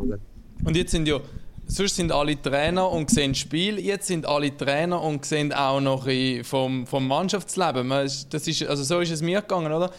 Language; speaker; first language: German; native; German